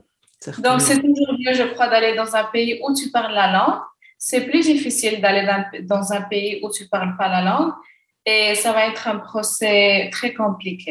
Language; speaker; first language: French; non-native, local second language; Arabic